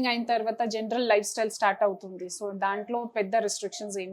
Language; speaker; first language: Telugu; non-native, fluent; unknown